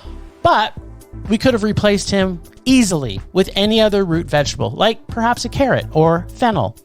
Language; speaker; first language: English; native; English